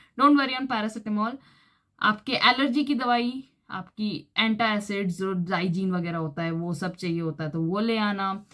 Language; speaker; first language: Hindi; native; Hindi